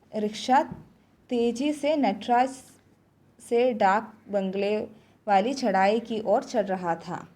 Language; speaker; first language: Hindi; non-native, local second language; Malayalam